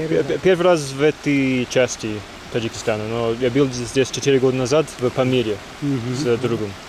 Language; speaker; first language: Russian; non-native, learner; English